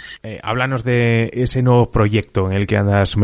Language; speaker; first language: Spanish; native; Spanish